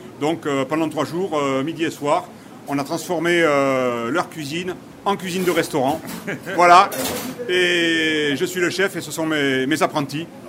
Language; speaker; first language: French; native; French